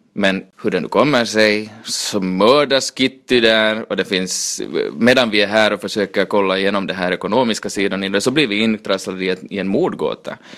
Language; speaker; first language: Swedish; native; Swedish